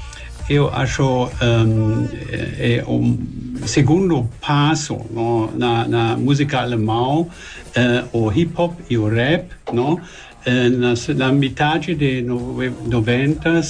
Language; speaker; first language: Portuguese; non-native, learner; German